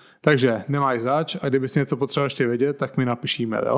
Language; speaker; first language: Czech; native; Czech